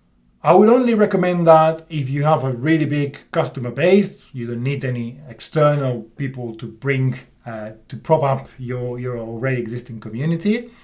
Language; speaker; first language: English; non-native, fluent; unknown